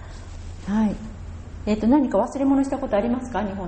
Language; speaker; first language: Japanese; native; Japanese